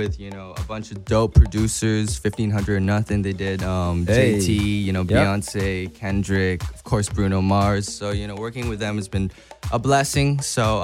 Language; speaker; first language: English; non-native, local second language; Cantonese